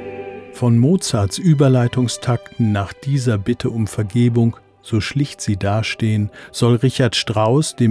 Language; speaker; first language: German; native; German